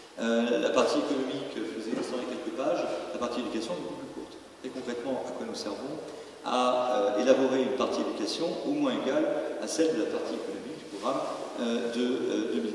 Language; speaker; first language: French; native; French